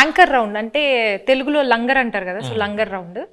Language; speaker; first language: Telugu; native; Telugu